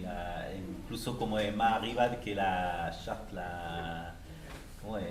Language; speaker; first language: Spanish; native; Spanish